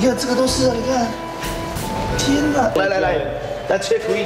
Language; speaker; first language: Chinese; native; Chinese